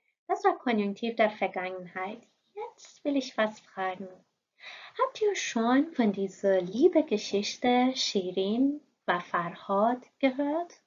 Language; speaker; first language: German; non-native, fluent; Persian